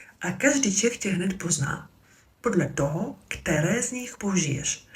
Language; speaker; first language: Czech; non-native, fluent; Ukrainian